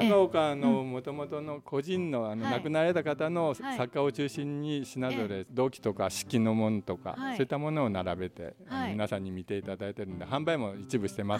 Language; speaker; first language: Japanese; native; Japanese